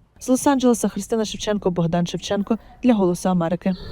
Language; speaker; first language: Ukrainian; native; Ukrainian